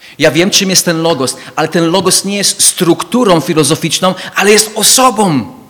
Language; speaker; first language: Polish; non-native, fluent; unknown